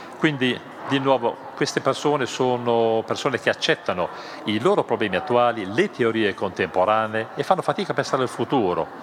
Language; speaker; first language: Italian; non-native, fluent; German